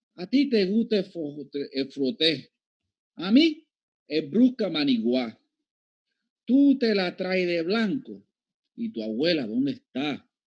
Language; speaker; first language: Spanish; native; Spanish